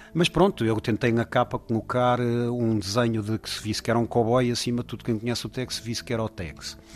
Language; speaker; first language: Portuguese; native; Portuguese